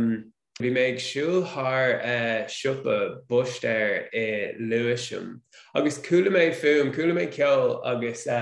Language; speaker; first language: Irish; non-native, local second language; English